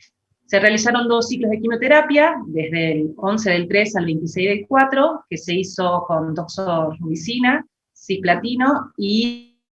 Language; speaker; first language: Spanish; native; Spanish